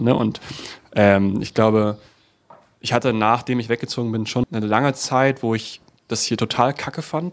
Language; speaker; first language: German; native; German